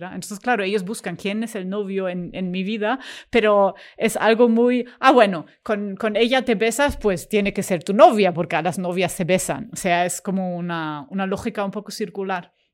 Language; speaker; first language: Spanish; non-native, fluent; German